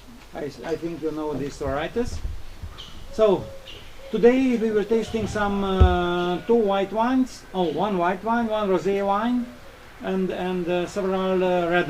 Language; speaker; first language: English; non-native, learner; Romanian